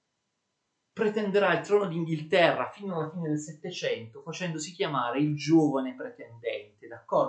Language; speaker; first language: Italian; native; Italian